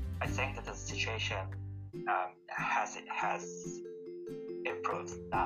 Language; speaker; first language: English; non-native, learner; Korean